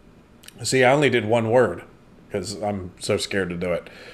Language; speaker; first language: English; native; English